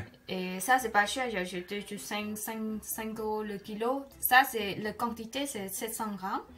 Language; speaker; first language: French; non-native, learner; Khmer